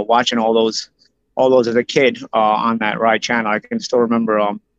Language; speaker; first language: English; early bilingual, other home language; Italian